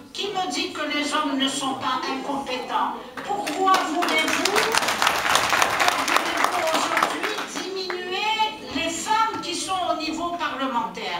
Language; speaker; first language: French; non-native, local second language; Kabyle